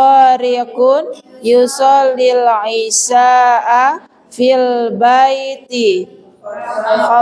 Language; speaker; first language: Arabic; non-native, fluent; Indonesian